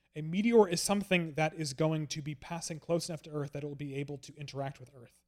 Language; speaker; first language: English; native; English